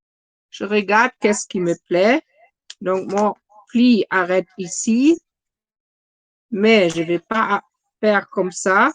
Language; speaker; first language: French; non-native, fluent; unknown